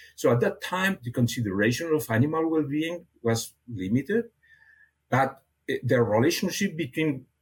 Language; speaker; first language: English; non-native, fluent; Catalan